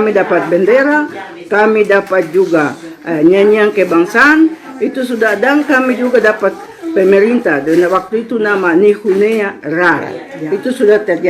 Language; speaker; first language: Indonesian; non-native, local second language; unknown